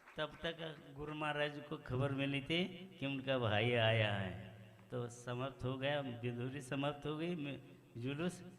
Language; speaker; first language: Hindi; non-native, local second language; Kannada